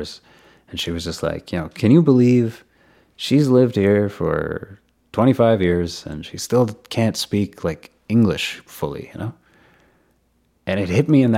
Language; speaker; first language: English; non-native, local second language; Urdu